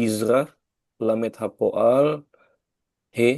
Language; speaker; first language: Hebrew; non-native, learner; Indonesian